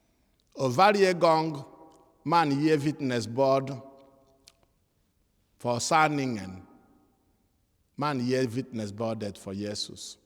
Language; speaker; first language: Swedish; non-native, fluent; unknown